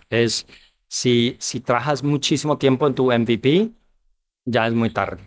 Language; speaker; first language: Spanish; non-native, fluent; English